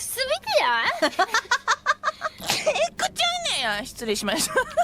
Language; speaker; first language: Japanese; native; Japanese